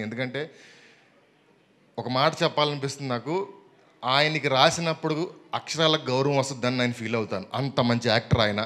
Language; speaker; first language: Telugu; native; Telugu